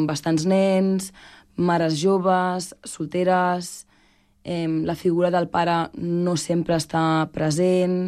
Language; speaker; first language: Catalan; native; Catalan